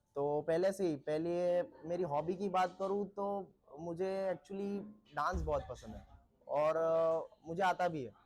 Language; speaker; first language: Hindi; non-native, local second language; Marathi